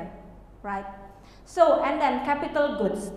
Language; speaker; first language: English; non-native, learner; Indonesian